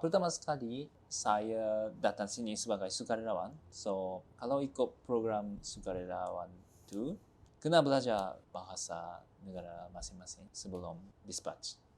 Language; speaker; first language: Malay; non-native, fluent; Japanese